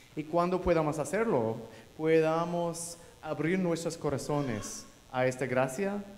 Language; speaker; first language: Spanish; non-native, learner; English